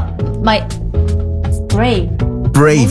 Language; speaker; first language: English; non-native, learner; Indonesian